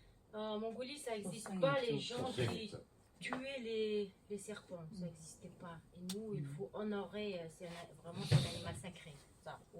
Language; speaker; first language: French; non-native, learner; Mongolian